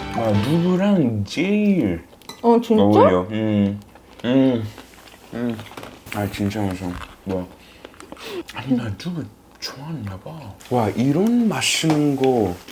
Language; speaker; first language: Korean; non-native, fluent; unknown